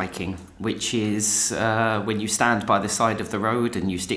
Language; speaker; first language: English; native; English